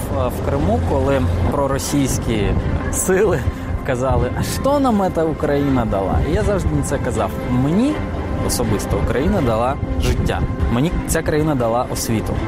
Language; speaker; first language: Ukrainian; non-native, local second language; Russian